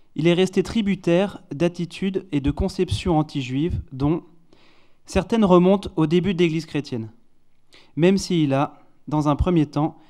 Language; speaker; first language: French; non-native, fluent; Hebrew